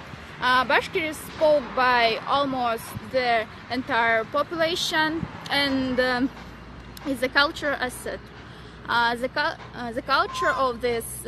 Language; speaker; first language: English; non-native, learner; Russian